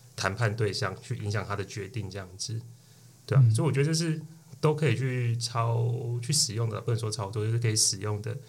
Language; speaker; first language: Chinese; native; Chinese